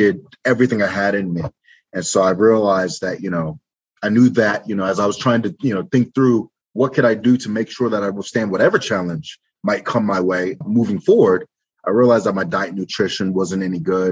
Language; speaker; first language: English; native; English